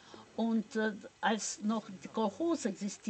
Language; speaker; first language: German; non-native, fluent; Russian